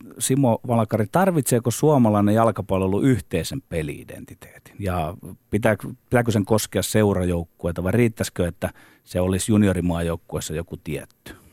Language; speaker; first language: Finnish; native; Finnish